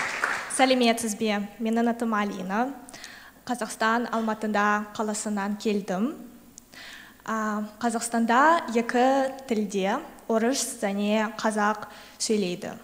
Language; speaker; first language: Kazakh; non-native, local second language; Russian